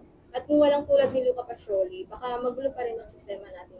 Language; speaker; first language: Filipino; native; Filipino